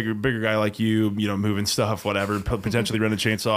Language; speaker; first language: English; native; English